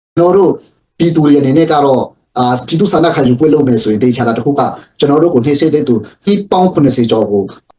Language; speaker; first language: Burmese; non-native, local second language; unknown